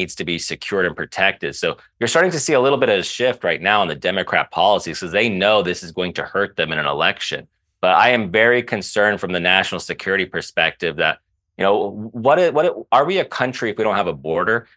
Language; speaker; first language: English; early bilingual, other home language; Arabic